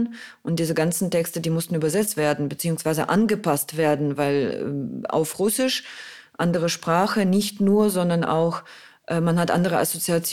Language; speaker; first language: German; non-native, fluent; Russian